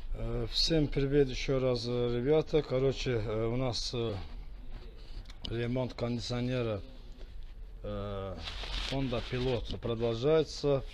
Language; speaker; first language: Russian; non-native, fluent; Azerbaijani